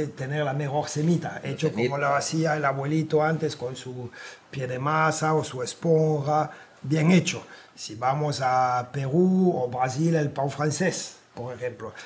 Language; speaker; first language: Spanish; non-native, fluent; French